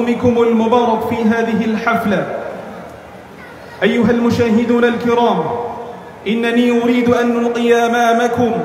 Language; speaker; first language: Arabic; non-native, learner; Bangla